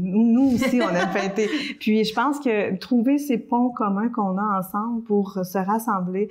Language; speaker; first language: French; early bilingual, other home language; Spanish